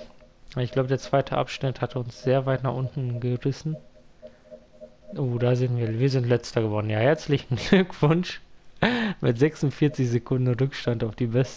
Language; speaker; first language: German; native; German